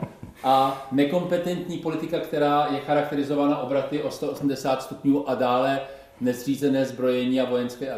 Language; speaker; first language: Czech; native; Czech